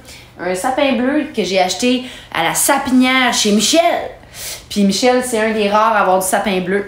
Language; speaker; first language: French; native; French